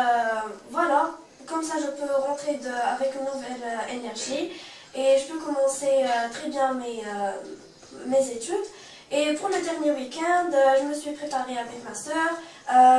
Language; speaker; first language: French; non-native, local second language; Arabic